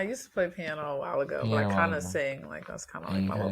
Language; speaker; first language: English; native; English